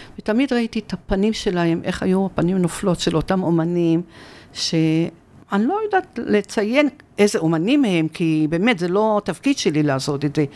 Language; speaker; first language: Hebrew; early bilingual, other home language; Arabic